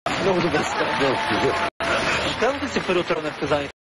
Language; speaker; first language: Bulgarian; native; Bulgarian